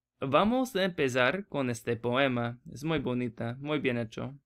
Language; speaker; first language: Spanish; non-native, learner; English